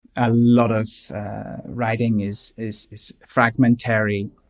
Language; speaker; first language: English; native; English